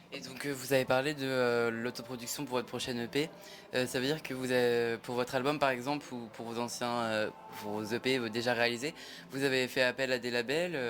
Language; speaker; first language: French; native; French